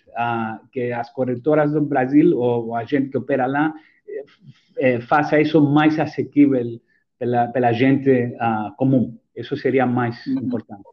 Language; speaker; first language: Portuguese; non-native, fluent; Greek